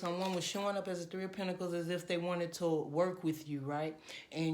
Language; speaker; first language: English; native; English